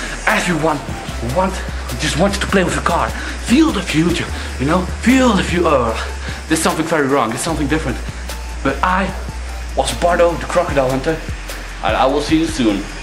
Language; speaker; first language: English; non-native, learner; Dutch